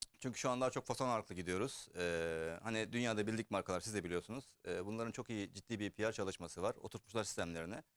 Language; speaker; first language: Turkish; early bilingual, heritage; Turkish